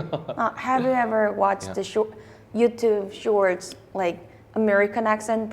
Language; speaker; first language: English; non-native, fluent; Korean